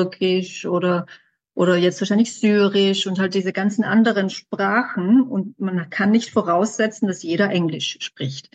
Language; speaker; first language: German; native; German